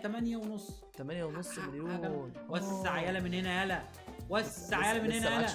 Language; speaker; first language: Arabic; native; Arabic